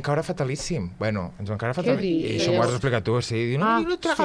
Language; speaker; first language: Catalan; native; Catalan